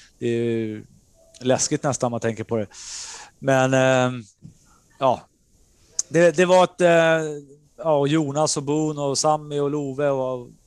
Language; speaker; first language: Swedish; early bilingual, other home language; Spanish